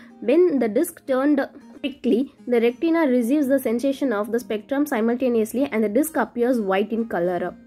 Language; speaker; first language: English; non-native, local second language; Tamil